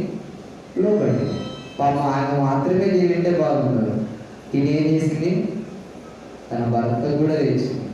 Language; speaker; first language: Telugu; native; Telugu